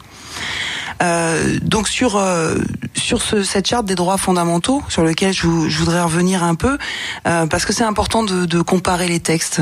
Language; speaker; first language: French; native; French